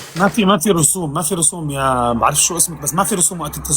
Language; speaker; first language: Arabic; native; Arabic